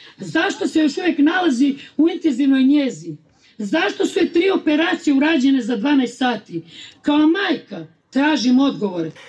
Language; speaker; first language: Croatian; non-native, local second language; Albanian